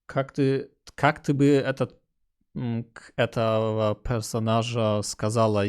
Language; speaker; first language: Russian; early bilingual, heritage; German